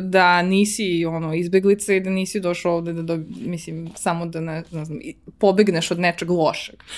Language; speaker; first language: Serbian; early bilingual, heritage; Serbian